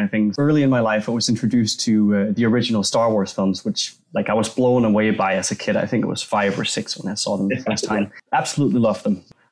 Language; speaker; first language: English; non-native, fluent; Danish